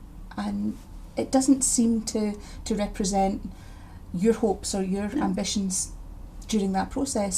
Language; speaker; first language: English; native; English